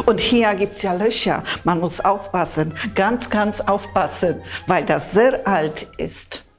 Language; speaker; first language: German; non-native, fluent; Polish